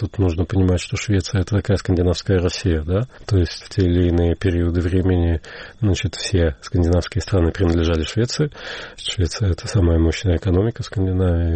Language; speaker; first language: Russian; native; Russian